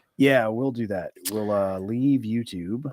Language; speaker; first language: English; native; English